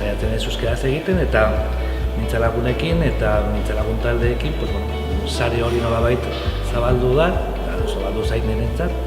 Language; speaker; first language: Basque; non-native, local second language; Spanish